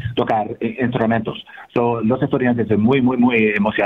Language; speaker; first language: Spanish; non-native, learner; English